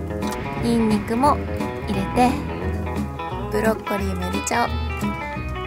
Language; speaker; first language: Japanese; native; Japanese